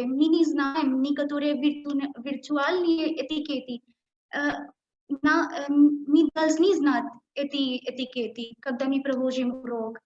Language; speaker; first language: Russian; non-native, learner; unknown